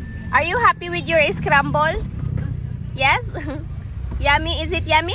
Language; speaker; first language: English; non-native, local second language; Cebuano